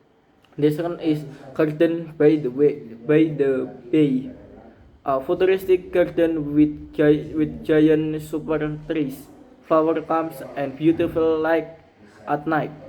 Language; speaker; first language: English; non-native, learner; Indonesian